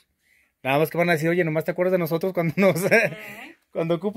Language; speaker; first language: Spanish; native; Spanish